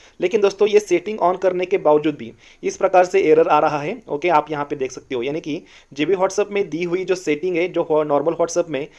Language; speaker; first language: Hindi; non-native, local second language; Marathi